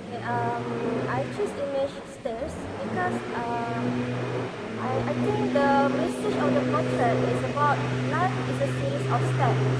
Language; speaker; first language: English; non-native, learner; Malay